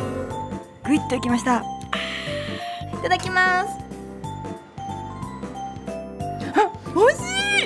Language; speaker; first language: Japanese; native; Japanese